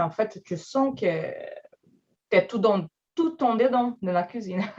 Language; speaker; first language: French; non-native, fluent; Portuguese